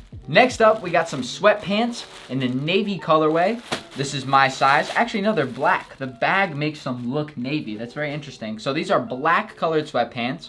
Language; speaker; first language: English; native; English